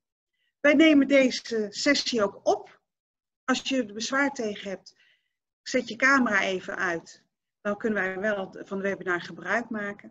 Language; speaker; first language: Dutch; native; Dutch